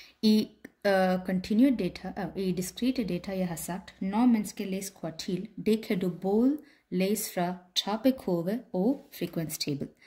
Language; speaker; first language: Danish; non-native, fluent; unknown